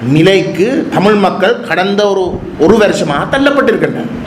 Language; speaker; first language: Tamil; native; Tamil